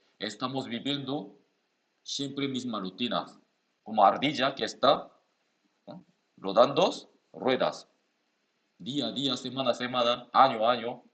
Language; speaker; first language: Spanish; non-native, learner; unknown